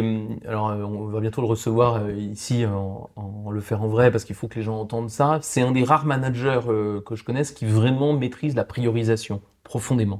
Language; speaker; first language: French; native; French